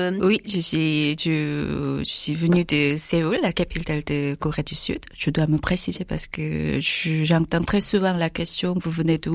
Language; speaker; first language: French; non-native, learner; Korean